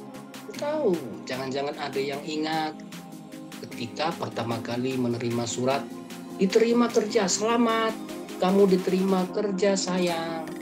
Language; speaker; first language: Indonesian; native; Indonesian